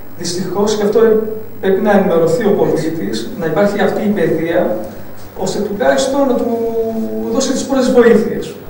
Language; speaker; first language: Greek; early bilingual, other home language; Arabic